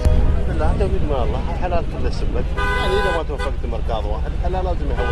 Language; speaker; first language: Arabic; native; Arabic